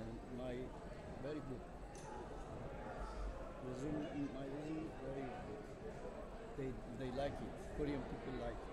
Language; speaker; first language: English; non-native, learner; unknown